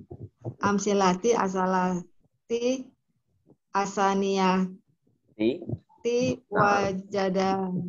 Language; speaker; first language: Arabic; non-native, learner; Indonesian